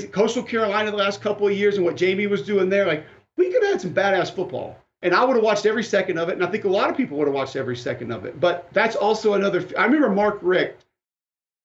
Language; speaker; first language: English; native; English